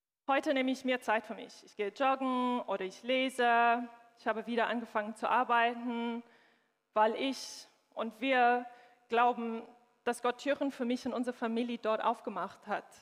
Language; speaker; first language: German; non-native, fluent; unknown